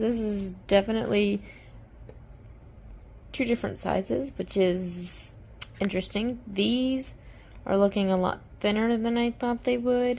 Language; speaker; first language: English; native; English